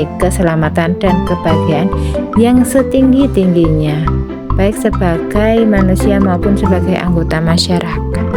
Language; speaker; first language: Indonesian; native; Indonesian